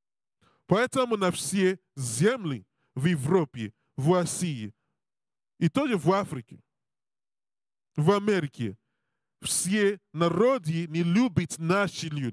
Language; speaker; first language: Russian; non-native, learner; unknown